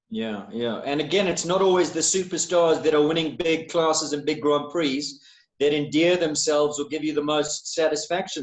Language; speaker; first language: English; native; English